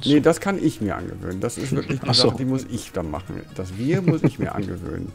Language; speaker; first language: German; native; German